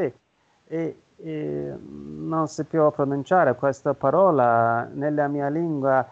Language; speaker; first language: Italian; non-native, learner; Turkish